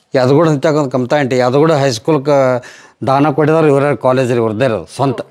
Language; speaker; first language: Kannada; native; Kannada